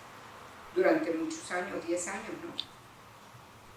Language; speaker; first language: Spanish; early bilingual, other home language; Greek